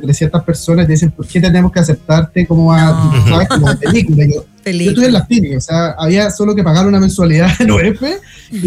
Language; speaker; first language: Spanish; native; Spanish